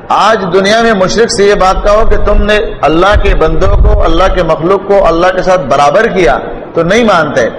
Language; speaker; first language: Urdu; non-native, local second language; Pashto